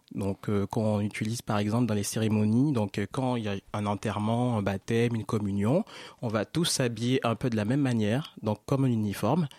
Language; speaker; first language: French; non-native, local second language; Fon